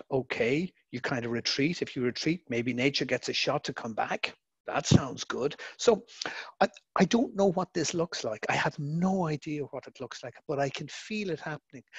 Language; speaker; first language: English; native; English